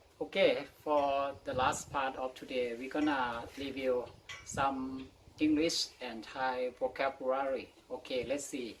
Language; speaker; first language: English; non-native, learner; Thai